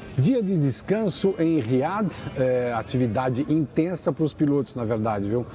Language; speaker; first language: Portuguese; native; Portuguese